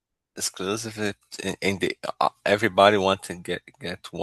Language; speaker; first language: English; non-native, learner; Portuguese